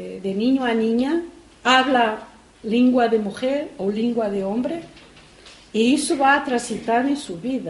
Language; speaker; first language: Spanish; non-native, fluent; Portuguese